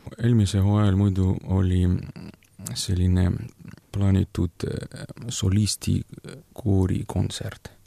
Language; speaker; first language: Estonian; non-native, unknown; Ukrainian